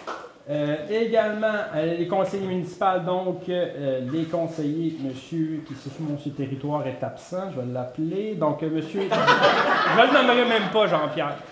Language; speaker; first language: French; native; French